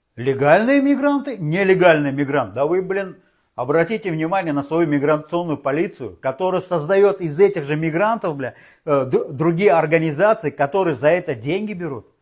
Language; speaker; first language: Russian; non-native, local second language; Uzbek